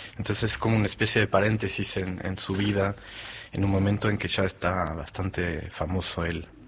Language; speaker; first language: Spanish; non-native, fluent; French